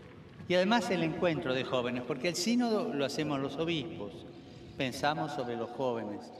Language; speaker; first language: Spanish; native; Spanish